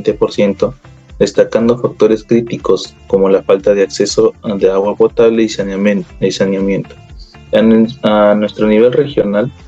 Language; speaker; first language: Spanish; native; Spanish